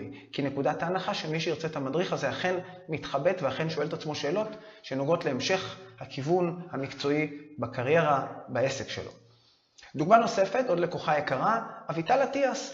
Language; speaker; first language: Hebrew; native; Hebrew